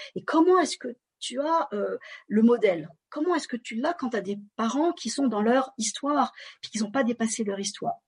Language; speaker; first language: French; native; French